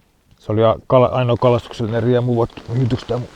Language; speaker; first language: Finnish; native; Finnish